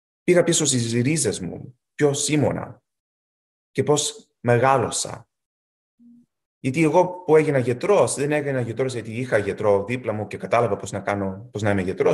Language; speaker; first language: Greek; early bilingual, heritage; Greek